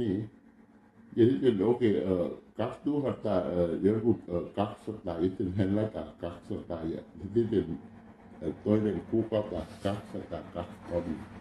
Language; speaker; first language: Finnish; non-native, learner; Thai